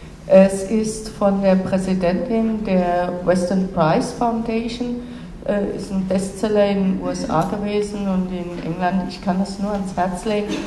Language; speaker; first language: German; non-native, fluent; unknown